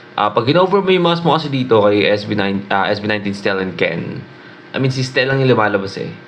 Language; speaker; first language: Filipino; native; Filipino